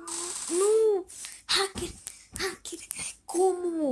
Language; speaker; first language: Spanish; native; Spanish